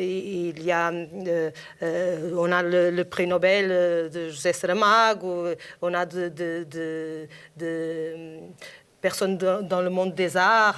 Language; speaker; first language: French; non-native, fluent; Portuguese